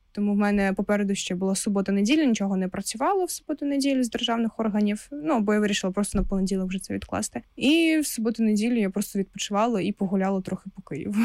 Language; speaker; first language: Ukrainian; non-native, local second language; Russian